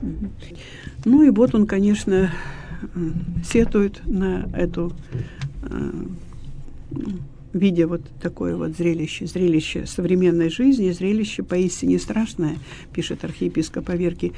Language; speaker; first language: Russian; native; Russian